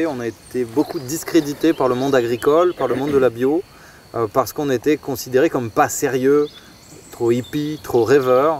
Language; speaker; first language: French; native; French